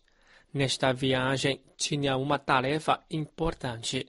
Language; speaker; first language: Portuguese; non-native, fluent; Chinese